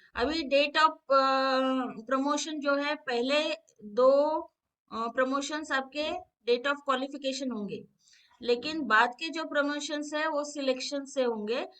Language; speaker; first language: Hindi; non-native, local second language; Marathi